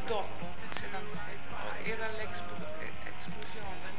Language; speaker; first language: Italian; non-native, learner; Dutch